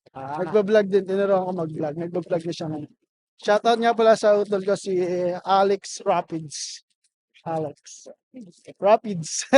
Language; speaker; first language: Filipino; native; Filipino